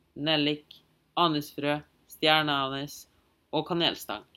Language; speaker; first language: Norwegian; non-native, fluent; German